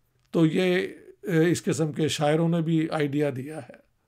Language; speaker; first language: Urdu; non-native, local second language; Punjabi